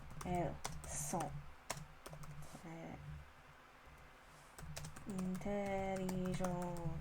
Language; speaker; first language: French; non-native, learner; English